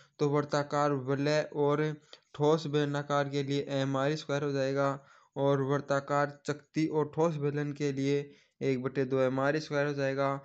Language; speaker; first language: Hindi; native; Hindi